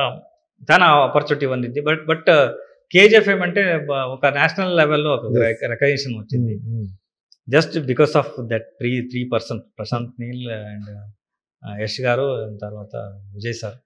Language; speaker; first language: Telugu; non-native, learner; Kannada